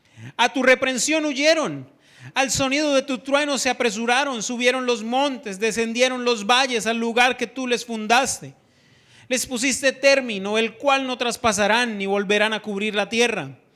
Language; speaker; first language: Spanish; native; Spanish